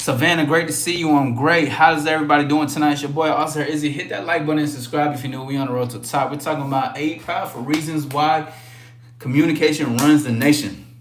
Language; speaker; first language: English; native; English